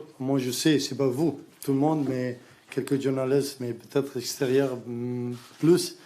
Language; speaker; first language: French; non-native, learner; Arabic